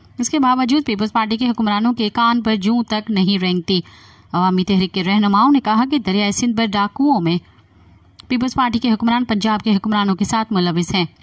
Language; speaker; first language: Urdu; non-native, local second language; Sindhi